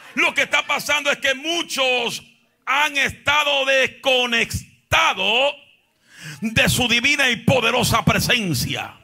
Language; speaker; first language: Spanish; native; Spanish